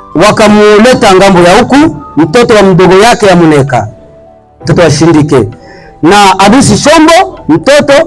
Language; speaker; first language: Swahili; native; Swahili